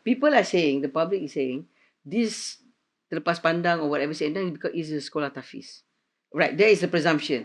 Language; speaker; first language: English; non-native, local second language; Malay